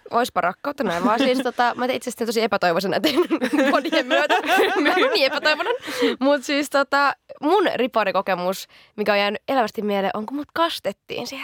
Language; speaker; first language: Finnish; native; Finnish